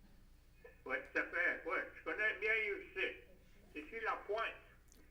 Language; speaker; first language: French; native; French